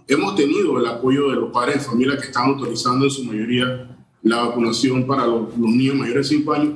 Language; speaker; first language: Spanish; native; Spanish